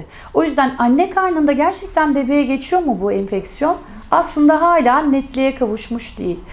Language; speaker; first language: Turkish; native; Turkish